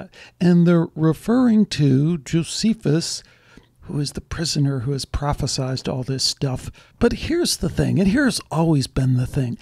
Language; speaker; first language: English; native; English